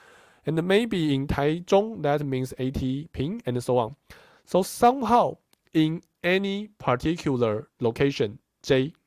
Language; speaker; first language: English; non-native, fluent; Chinese